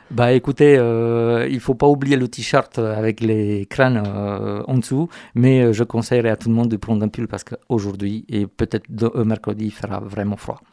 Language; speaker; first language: French; non-native, fluent; Romanian